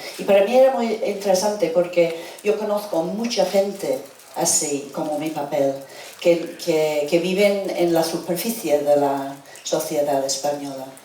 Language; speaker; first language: Spanish; non-native, fluent; English